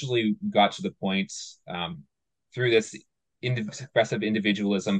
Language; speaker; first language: English; native; English